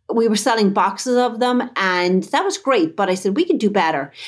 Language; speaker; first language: English; native; English